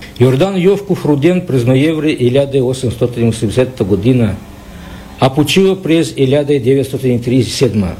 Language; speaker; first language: Bulgarian; early bilingual, heritage; Bulgarian